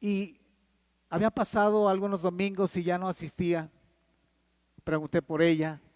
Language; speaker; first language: Spanish; native; Spanish